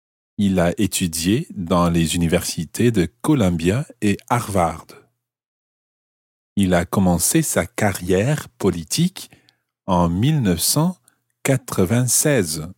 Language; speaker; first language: French; non-native, fluent; English